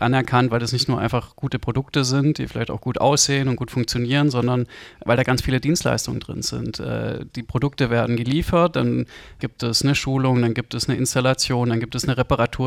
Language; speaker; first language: German; native; German